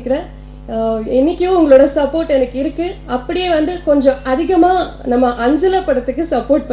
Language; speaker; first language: Tamil; non-native, local second language; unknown